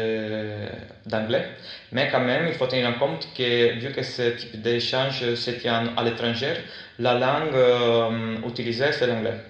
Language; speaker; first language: French; non-native, fluent; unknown